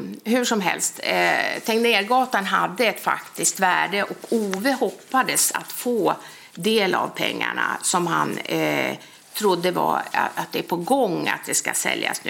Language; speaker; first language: Swedish; native; Swedish